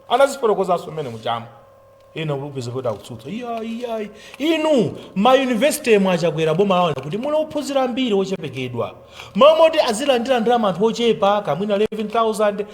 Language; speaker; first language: Nyanja; native; Nyanja